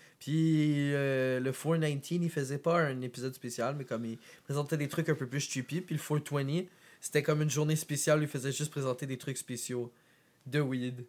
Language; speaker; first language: French; native; French